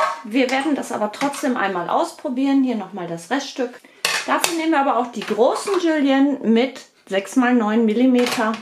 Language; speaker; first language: German; native; German